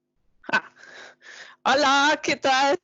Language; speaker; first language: Spanish; non-native, learner; German